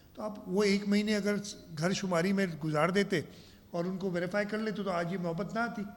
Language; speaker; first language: Urdu; non-native, local second language; Sindhi